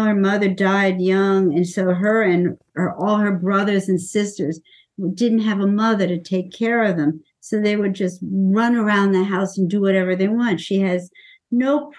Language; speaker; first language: English; native; English